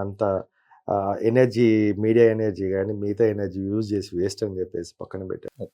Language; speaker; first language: Telugu; native; Telugu